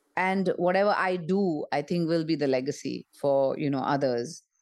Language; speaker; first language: English; non-native, local second language; Marathi